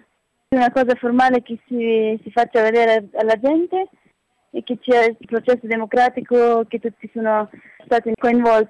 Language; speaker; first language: Italian; non-native, fluent; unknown